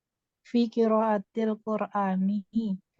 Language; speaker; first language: Arabic; non-native, learner; Indonesian